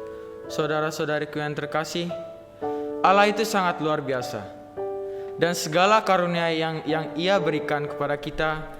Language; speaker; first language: Indonesian; native; Indonesian